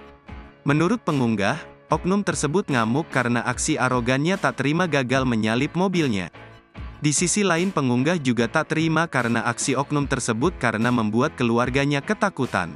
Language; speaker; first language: Indonesian; native; Indonesian